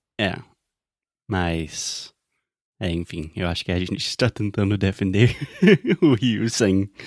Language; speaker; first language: Portuguese; non-native, fluent; English